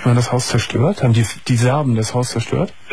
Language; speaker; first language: German; native; German